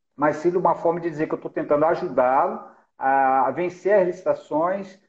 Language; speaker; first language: Portuguese; native; Portuguese